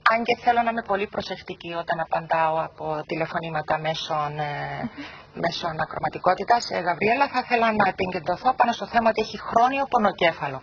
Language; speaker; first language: Greek; native; Greek